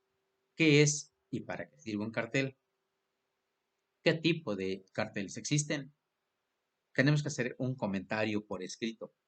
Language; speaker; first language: Spanish; native; Spanish